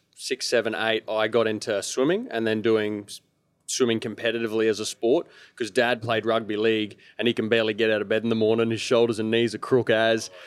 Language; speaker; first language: English; early bilingual, other home language; Maltese